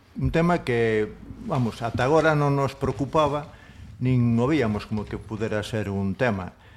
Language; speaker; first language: Galician; non-native, local second language; Spanish